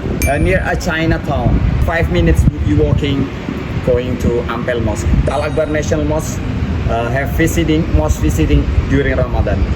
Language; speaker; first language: English; non-native, learner; Indonesian